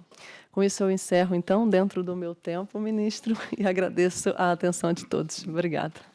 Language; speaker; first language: Portuguese; native; Portuguese